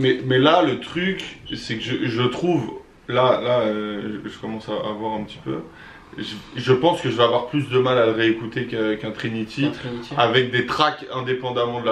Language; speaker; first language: French; native; French